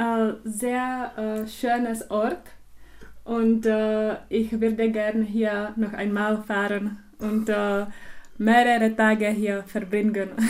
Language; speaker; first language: German; non-native, local second language; Czech